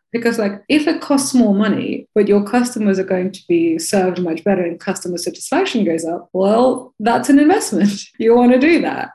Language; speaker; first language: English; non-native, fluent; Russian